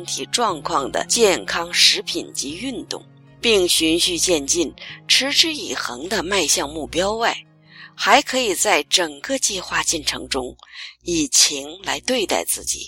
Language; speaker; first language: Chinese; native; Chinese